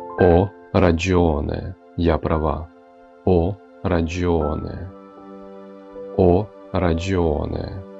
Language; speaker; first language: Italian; non-native, fluent; Ukrainian